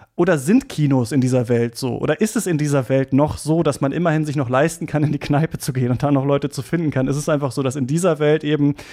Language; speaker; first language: German; native; German